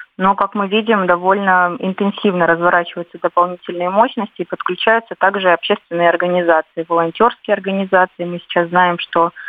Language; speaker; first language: Russian; native; Russian